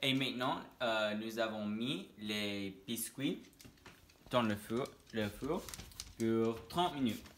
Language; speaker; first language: French; non-native, learner; English